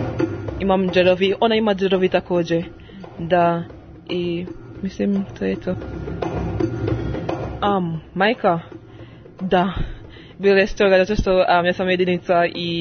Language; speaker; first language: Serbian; non-native, learner; English